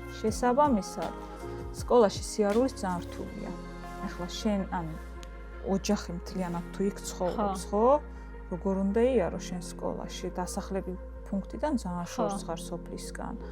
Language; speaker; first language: Georgian; non-native, local second language; Azerbaijani